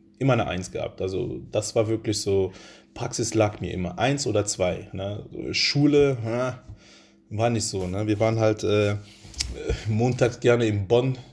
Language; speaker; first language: German; early bilingual, other home language; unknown